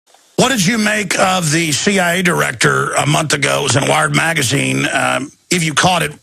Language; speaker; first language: English; native; English